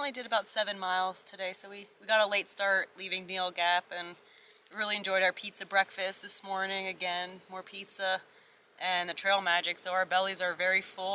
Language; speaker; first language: English; native; English